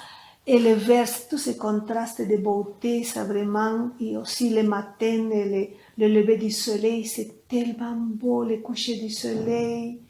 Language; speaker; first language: French; non-native, fluent; Spanish